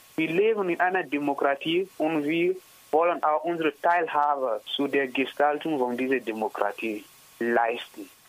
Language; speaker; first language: German; non-native, fluent; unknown